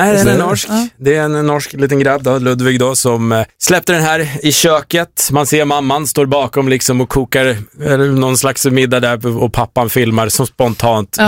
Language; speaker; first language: Swedish; native; Swedish